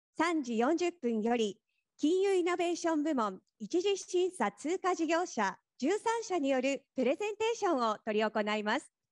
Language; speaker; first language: Japanese; native; Japanese